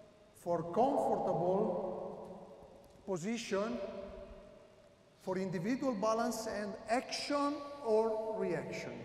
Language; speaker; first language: English; non-native, learner; Italian